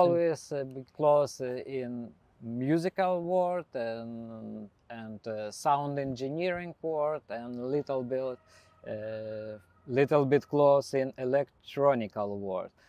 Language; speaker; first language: English; non-native, learner; Belarusian